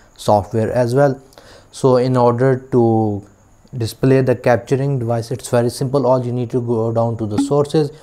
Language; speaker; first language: English; non-native, local second language; Urdu